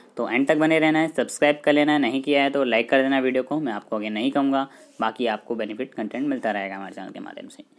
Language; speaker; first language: Hindi; native; Hindi